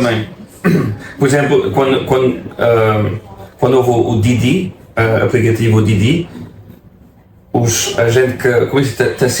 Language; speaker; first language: Portuguese; non-native, fluent; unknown